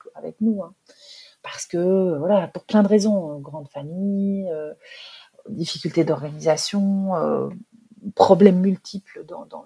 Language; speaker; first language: French; native; French